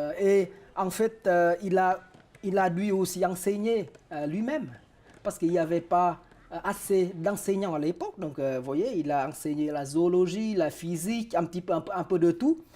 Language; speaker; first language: French; non-native, fluent; Vietnamese